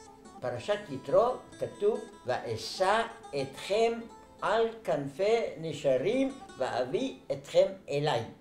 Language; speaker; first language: Hebrew; non-native, fluent; Arabic